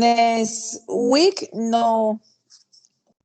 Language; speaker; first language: English; non-native, learner; Spanish